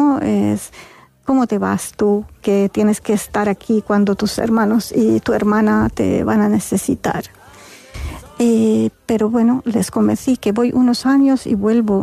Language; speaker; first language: Spanish; non-native, fluent; Arabic